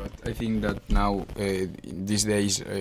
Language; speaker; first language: English; non-native, fluent; Spanish